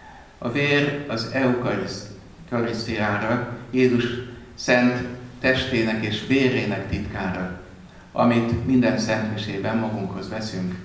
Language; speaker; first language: Hungarian; native; Hungarian